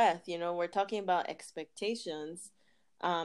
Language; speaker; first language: English; non-native, local second language; Igbo